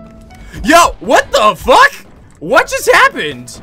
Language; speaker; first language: English; native; English